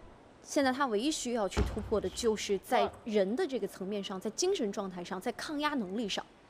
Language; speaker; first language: Chinese; native; Chinese